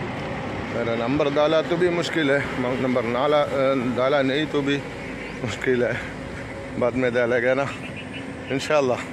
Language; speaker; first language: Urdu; non-native, learner; Malayalam